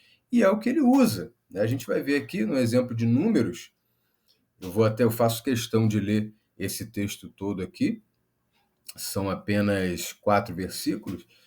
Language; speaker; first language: Portuguese; native; Portuguese